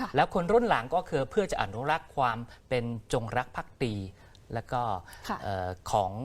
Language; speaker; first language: Thai; non-native, fluent; Chinese